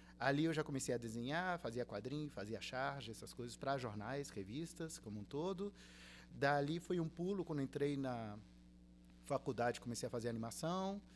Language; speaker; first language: Portuguese; early bilingual, other home language; Spanish